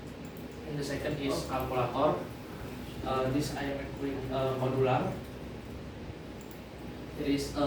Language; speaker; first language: English; non-native, learner; Indonesian